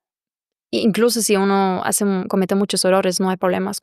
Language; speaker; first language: Spanish; non-native, fluent; German